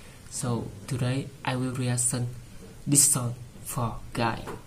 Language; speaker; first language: English; non-native, learner; Vietnamese